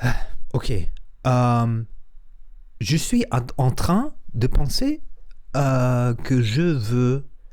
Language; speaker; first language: French; non-native, learner; Spanish